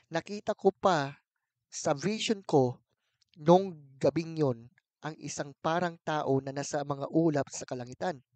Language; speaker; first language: Filipino; native; Filipino